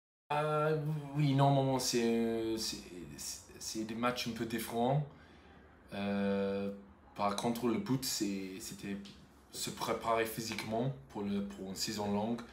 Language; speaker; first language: French; non-native, fluent; English